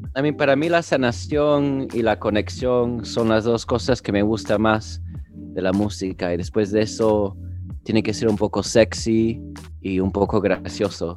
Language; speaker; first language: Spanish; early bilingual, heritage; English